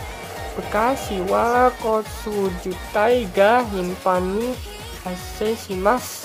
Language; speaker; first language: Japanese; non-native, learner; Indonesian